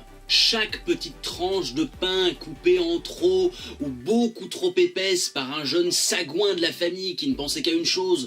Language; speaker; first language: French; native; French